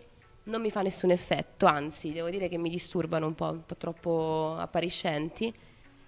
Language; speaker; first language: Italian; native; Italian